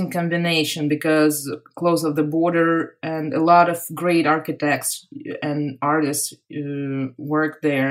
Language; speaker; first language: English; non-native, fluent; Ukrainian